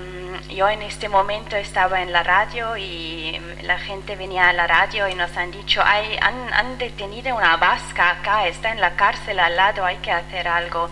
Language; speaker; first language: Spanish; non-native, fluent; French